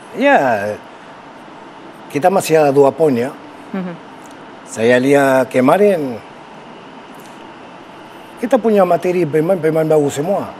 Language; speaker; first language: Indonesian; non-native, fluent; Spanish